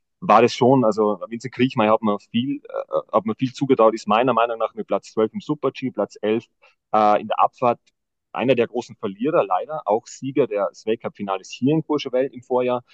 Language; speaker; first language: German; native; German